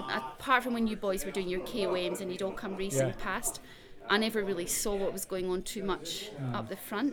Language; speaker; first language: English; native; English